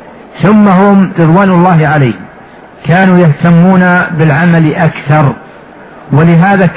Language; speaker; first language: Arabic; native; Arabic